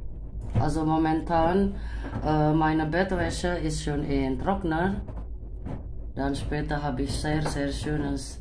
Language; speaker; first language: German; non-native, fluent; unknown